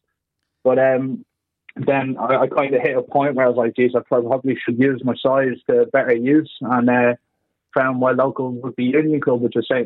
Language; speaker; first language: English; native; English